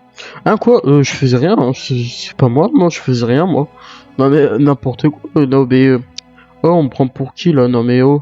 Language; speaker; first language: French; native; French